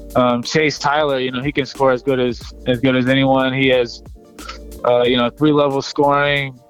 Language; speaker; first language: English; native; English